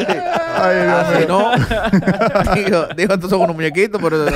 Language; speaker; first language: Spanish; native; Spanish